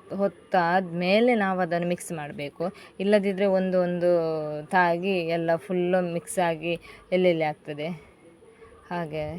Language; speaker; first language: Kannada; native; Kannada